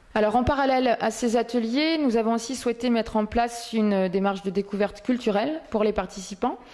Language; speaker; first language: French; native; French